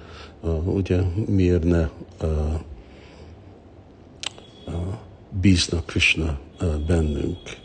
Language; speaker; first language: Hungarian; early bilingual, heritage; Hungarian